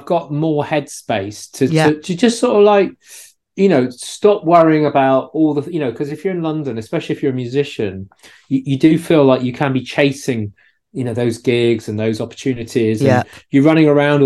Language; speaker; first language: English; native; English